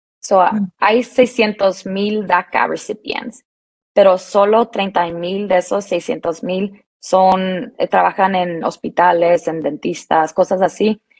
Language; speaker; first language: Spanish; early bilingual, heritage; Spanish